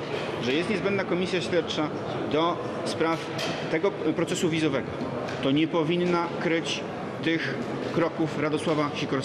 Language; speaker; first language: Polish; native; Polish